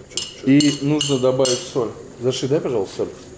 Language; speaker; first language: Russian; native; Russian